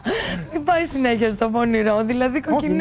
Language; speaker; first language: Greek; native; Greek